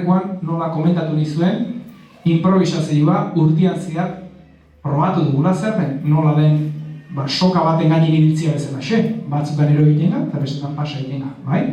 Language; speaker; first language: Basque; native; Basque